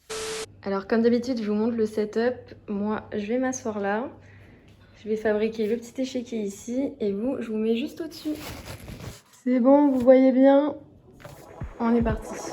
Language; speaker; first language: French; native; French